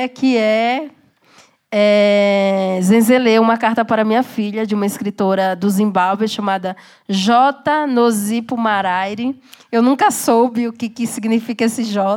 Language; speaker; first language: Portuguese; native; Portuguese